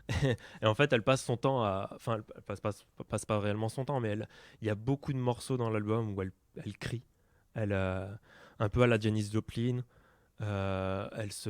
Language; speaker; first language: French; native; French